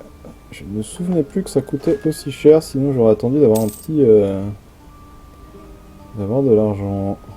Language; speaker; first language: French; native; French